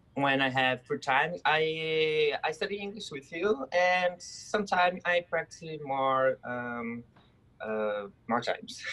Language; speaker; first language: English; non-native, learner; Portuguese